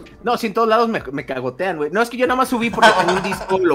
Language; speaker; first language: Spanish; native; Spanish